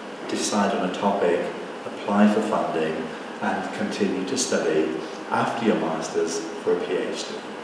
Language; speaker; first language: English; native; English